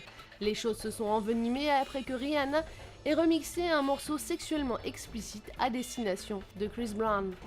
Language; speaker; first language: French; native; French